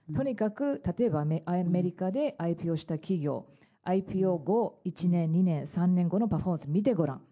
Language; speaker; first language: Japanese; non-native, fluent; English